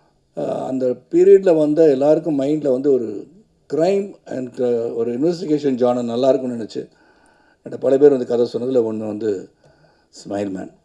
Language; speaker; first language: Tamil; native; Tamil